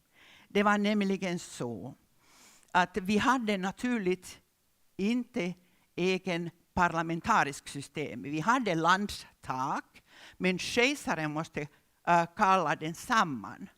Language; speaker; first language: Swedish; non-native, local second language; Finnish